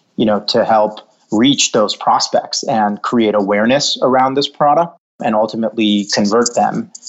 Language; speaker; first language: English; native; English